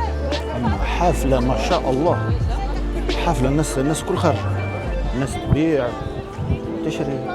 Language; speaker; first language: Arabic; native; Arabic